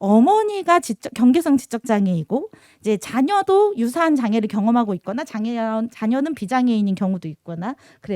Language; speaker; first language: Korean; native; Korean